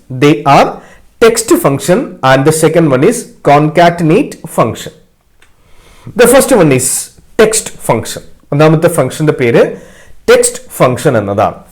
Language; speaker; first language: English; non-native, local second language; Malayalam